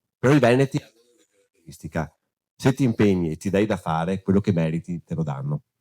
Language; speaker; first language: Italian; native; Italian